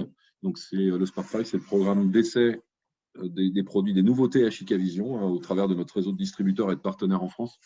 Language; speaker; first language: French; native; French